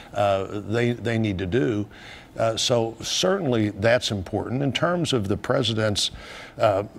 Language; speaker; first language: English; native; English